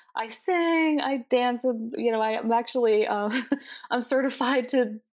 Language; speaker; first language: English; early bilingual, other home language; Spanish